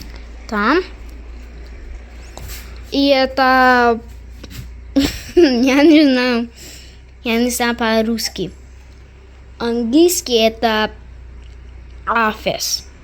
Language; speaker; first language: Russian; non-native, learner; English